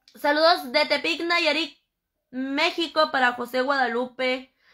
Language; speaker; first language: Spanish; native; Spanish